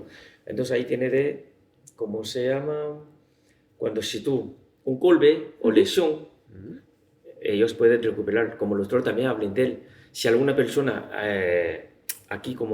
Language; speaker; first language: Spanish; non-native, learner; Chinese